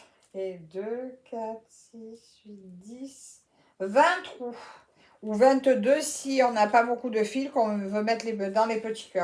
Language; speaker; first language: French; native; French